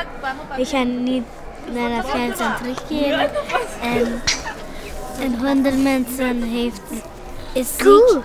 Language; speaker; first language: Dutch; non-native, learner; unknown